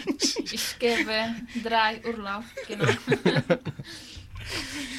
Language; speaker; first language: German; non-native, learner; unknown